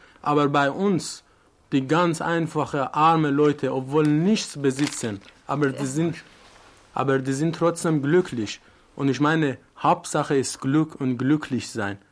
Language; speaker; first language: German; non-native, learner; Persian